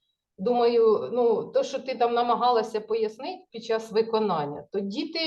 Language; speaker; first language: Ukrainian; native; Ukrainian